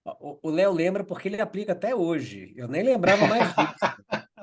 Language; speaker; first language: Portuguese; native; Portuguese